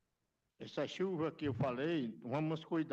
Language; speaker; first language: Portuguese; non-native, local second language; Yanomámi